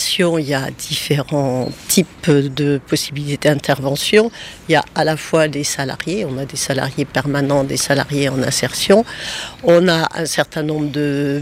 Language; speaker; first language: French; native; French